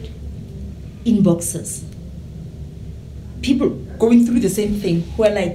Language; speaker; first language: English; non-native, local second language; Tswana